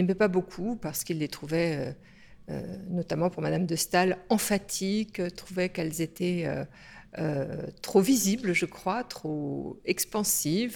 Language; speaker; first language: French; native; French